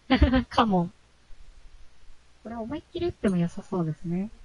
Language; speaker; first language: Japanese; native; Japanese